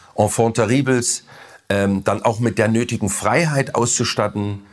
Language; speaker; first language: German; native; German